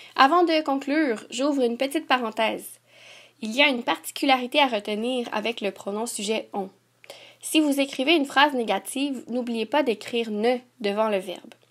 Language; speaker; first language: French; native; French